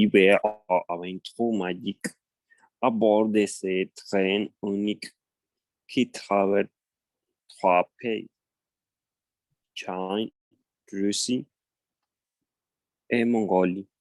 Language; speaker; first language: French; non-native, learner; Spanish